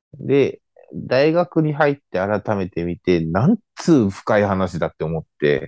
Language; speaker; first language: Japanese; native; Japanese